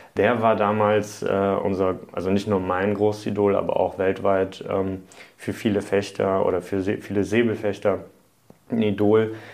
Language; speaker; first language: German; early bilingual, other home language; Hungarian